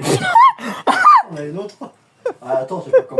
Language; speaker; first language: French; native; French